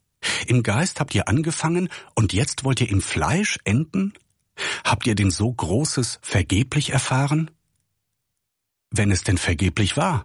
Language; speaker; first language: German; native; German